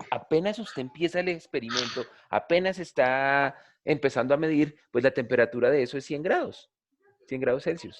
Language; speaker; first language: Spanish; native; Spanish